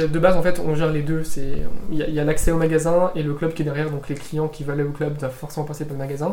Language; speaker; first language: French; native; French